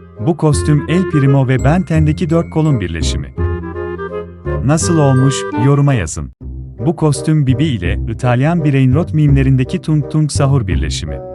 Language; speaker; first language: Turkish; native; Turkish